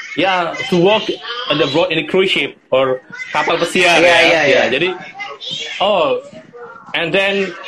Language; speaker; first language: Indonesian; non-native, local second language; Sundanese